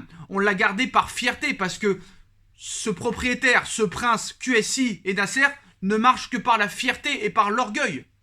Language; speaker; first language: French; native; French